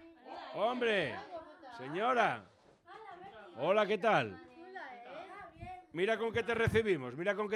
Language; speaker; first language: Spanish; native; Spanish